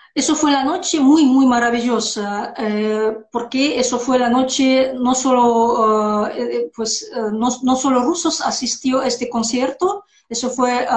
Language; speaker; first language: Spanish; non-native, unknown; Russian